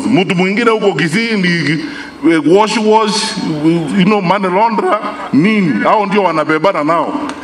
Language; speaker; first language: Swahili; non-native, local second language; Gusii